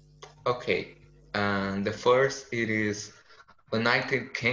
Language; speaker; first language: English; non-native, learner; Portuguese